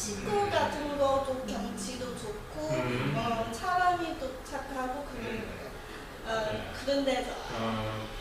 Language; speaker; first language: Korean; non-native, learner; Chinese